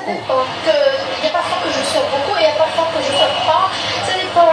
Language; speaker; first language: French; non-native, learner; Arabic